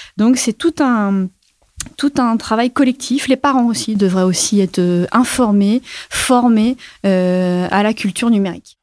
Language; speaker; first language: French; native; French